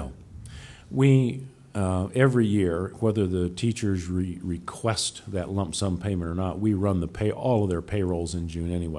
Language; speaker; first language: English; native; English